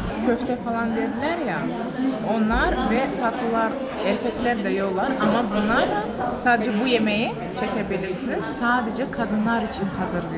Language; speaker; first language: Turkish; early bilingual, heritage; Turkish